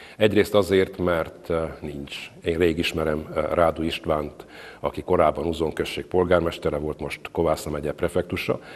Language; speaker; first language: Hungarian; native; Hungarian